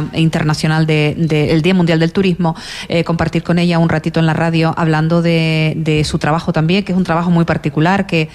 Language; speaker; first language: Spanish; native; Spanish